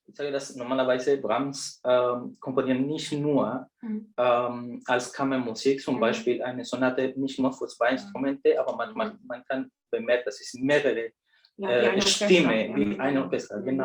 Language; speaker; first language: German; non-native, fluent; Spanish